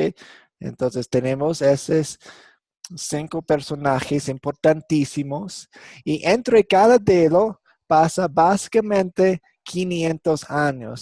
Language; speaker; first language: Spanish; non-native, fluent; English